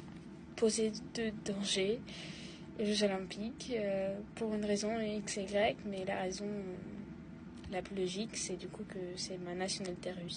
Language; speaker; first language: French; non-native, fluent; Russian